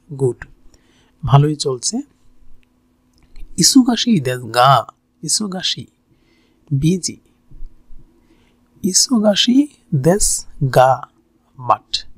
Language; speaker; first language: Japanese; non-native, fluent; Bangla